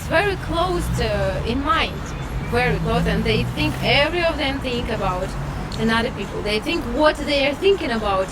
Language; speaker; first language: English; non-native, learner; Russian